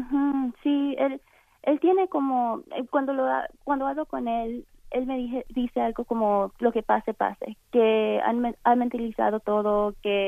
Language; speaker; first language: Spanish; early bilingual, heritage; Spanish